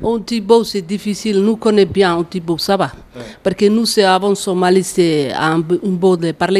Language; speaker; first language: French; non-native, learner; Somali